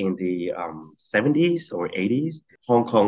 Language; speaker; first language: English; non-native, local second language; Cantonese